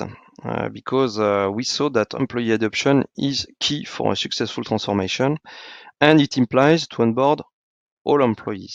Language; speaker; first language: English; non-native, fluent; French